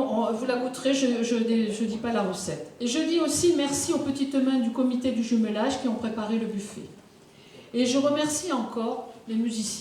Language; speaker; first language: French; native; French